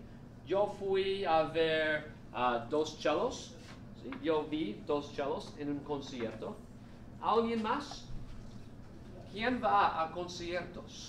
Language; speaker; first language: Spanish; non-native, fluent; English